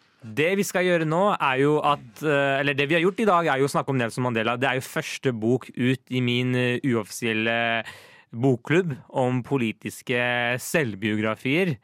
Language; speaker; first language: Norwegian; native; Norwegian